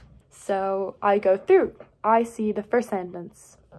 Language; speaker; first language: English; native; English